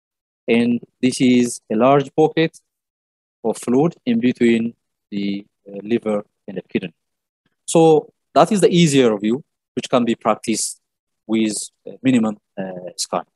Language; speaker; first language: English; non-native, local second language; Amharic